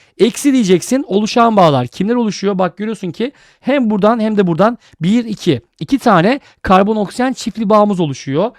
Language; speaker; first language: Turkish; native; Turkish